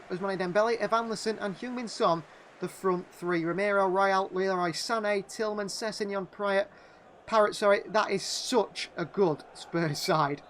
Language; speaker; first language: English; native; English